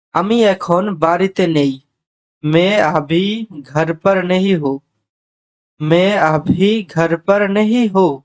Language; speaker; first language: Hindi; non-native, fluent; Bangla